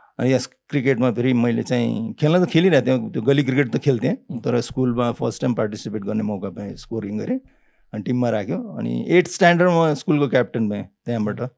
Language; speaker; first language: Nepali; early bilingual, heritage; Nepali